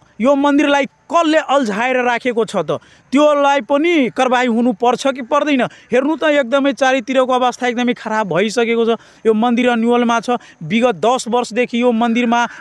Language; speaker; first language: Nepali; non-native, local second language; Maithili